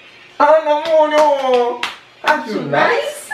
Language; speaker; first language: Korean; non-native, learner; Japanese